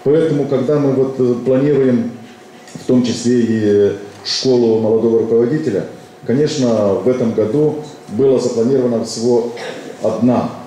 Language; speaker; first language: Russian; non-native, local second language; Romanian